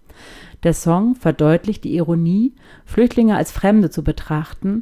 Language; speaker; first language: German; native; German